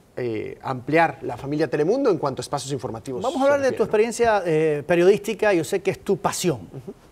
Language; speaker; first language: Spanish; native; Spanish